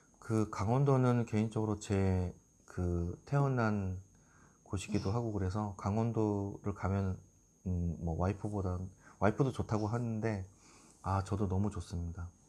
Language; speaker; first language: Korean; native; Korean